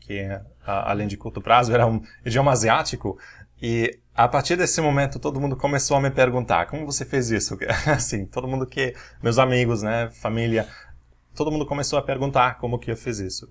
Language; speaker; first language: Portuguese; non-native, fluent; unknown